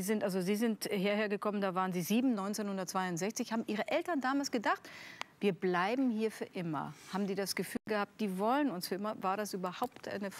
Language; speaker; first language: German; native; German